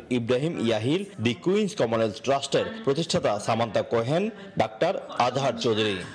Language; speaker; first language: English; non-native, fluent; Japanese